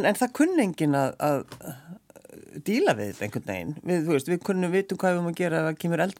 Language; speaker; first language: Icelandic; native; Icelandic